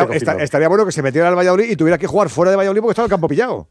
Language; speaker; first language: Spanish; native; Spanish